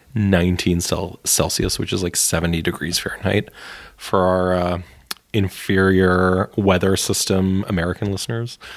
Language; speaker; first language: English; native; English